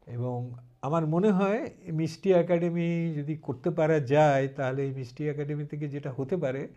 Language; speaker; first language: Bangla; early bilingual, heritage; Bangla